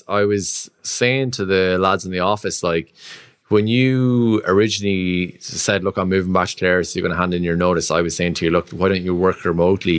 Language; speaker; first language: English; native; English